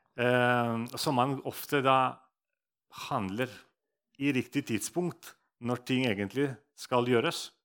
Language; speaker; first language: Norwegian; non-native, fluent; Russian